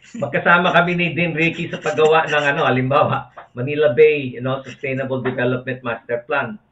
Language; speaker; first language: Filipino; native; Filipino